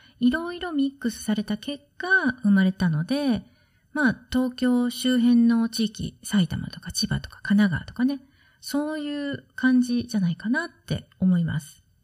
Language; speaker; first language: Japanese; native; Japanese